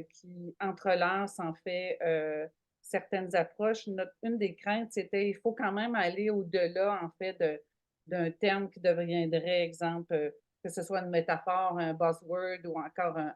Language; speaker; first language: French; native; French